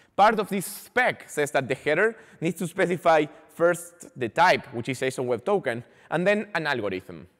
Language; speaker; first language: English; non-native, fluent; Spanish